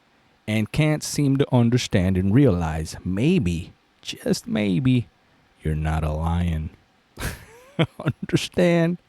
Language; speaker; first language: English; native; English